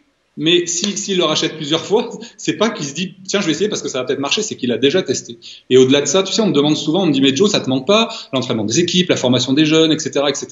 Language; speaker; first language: French; native; French